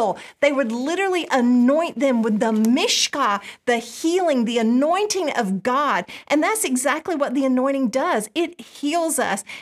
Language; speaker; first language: English; native; English